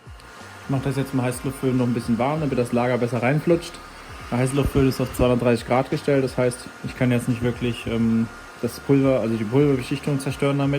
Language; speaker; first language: German; native; German